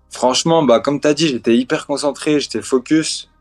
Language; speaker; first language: French; native; French